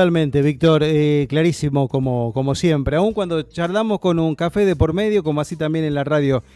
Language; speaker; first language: Spanish; native; Spanish